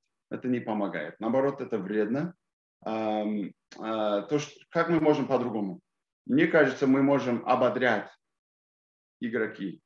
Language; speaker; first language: Russian; non-native, fluent; English